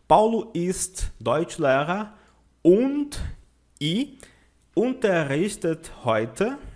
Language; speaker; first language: German; non-native, fluent; Portuguese